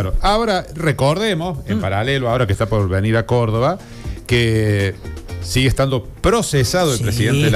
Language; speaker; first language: Spanish; native; Spanish